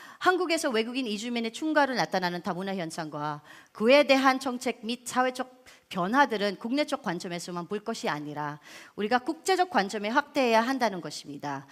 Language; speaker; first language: Korean; non-native, fluent; Filipino